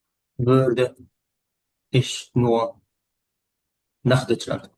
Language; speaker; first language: German; non-native, fluent; Arabic